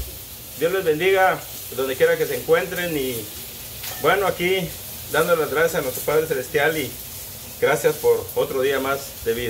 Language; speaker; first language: Spanish; native; Spanish